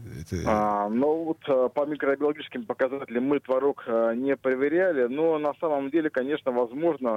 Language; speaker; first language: Russian; native; Russian